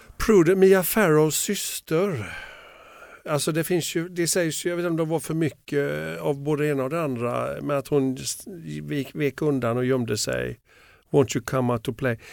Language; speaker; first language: Swedish; native; Swedish